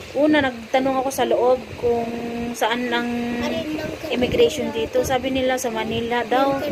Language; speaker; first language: Filipino; non-native, local second language; Cebuano